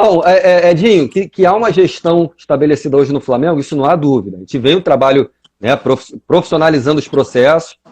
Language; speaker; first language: Portuguese; native; Portuguese